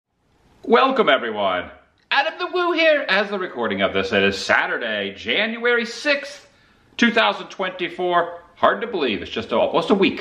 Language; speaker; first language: English; native; English